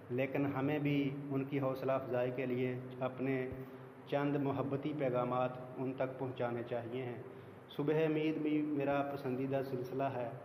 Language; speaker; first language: Urdu; non-native, local second language; Punjabi